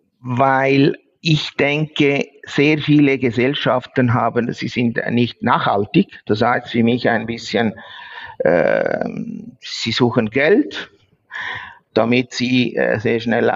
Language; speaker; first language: German; non-native, fluent; Italian